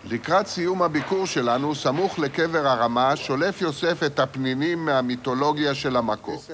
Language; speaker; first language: Hebrew; native; Hebrew